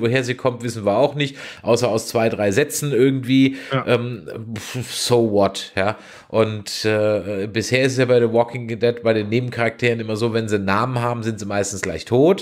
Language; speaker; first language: German; native; German